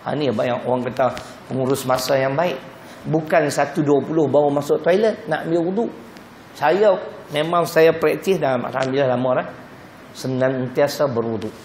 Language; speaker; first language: Malay; native; Malay